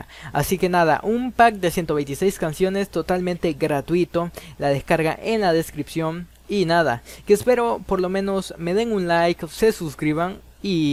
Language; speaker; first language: Spanish; native; Spanish